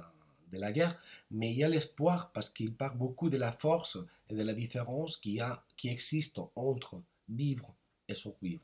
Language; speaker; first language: French; non-native, fluent; Spanish